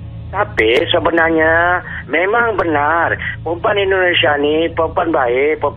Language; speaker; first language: Malay; native; Malay